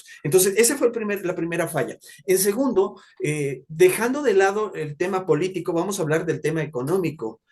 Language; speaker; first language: Spanish; native; Spanish